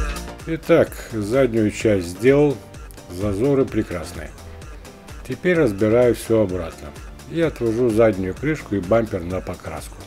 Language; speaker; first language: Russian; native; Russian